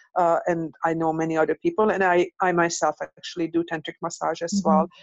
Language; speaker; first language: English; non-native, fluent; Hungarian